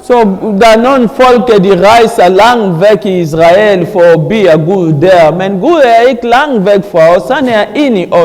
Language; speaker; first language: Danish; non-native, learner; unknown